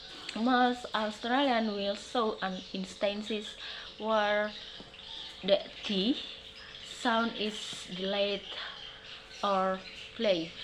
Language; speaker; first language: English; non-native, learner; Indonesian